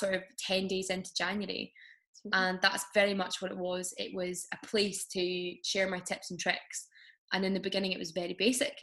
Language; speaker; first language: English; native; English